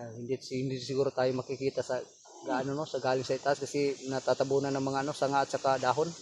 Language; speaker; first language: Filipino; non-native, local second language; Cebuano